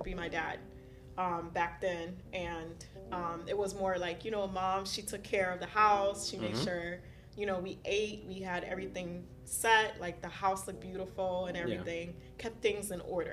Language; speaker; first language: English; early bilingual, other home language; Haitian Creole